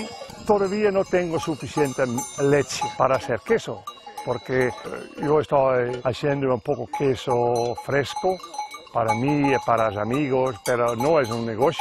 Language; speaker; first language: Spanish; non-native, learner; Dutch